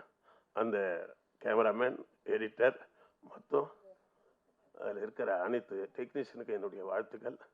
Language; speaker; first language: Tamil; native; Tamil